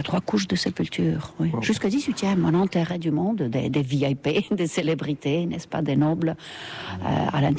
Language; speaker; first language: French; non-native, fluent; Estonian